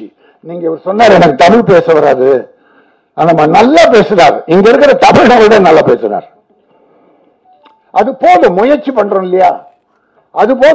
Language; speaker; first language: Tamil; native; Tamil